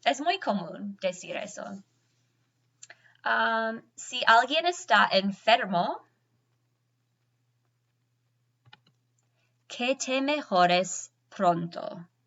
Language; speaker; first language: Spanish; non-native, fluent; English